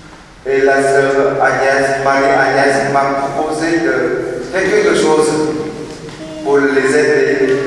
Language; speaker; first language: French; non-native, fluent; Vietnamese